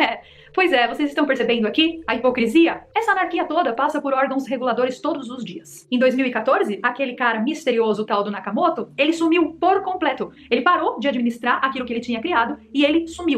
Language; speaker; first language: Portuguese; native; Portuguese